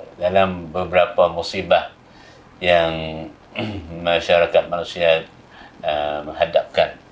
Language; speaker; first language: Malay; non-native, fluent; Thai